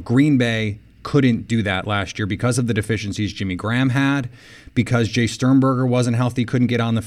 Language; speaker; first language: English; native; English